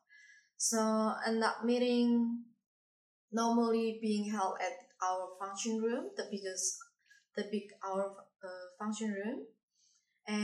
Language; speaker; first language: English; non-native, fluent; Indonesian